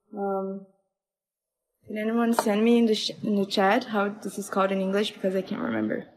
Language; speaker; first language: English; non-native, fluent; Portuguese